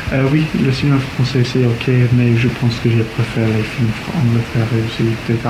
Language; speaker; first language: French; non-native, learner; English